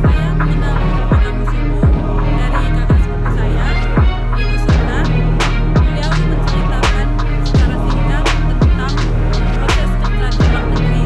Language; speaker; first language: Indonesian; non-native, local second language; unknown